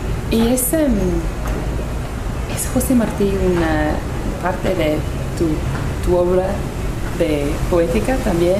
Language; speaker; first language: Spanish; non-native, learner; English